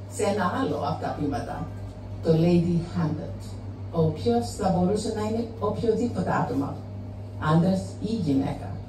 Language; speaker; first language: Greek; non-native, fluent; English